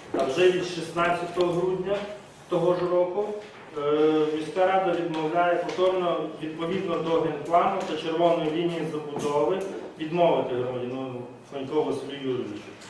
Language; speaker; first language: Ukrainian; native; Ukrainian